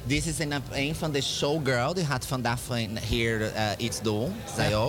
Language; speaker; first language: Dutch; non-native, learner; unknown